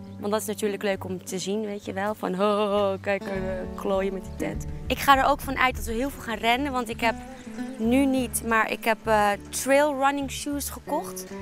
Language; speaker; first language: Dutch; early bilingual, other home language; Arabic